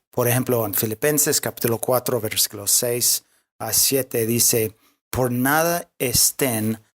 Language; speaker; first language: Spanish; non-native, fluent; English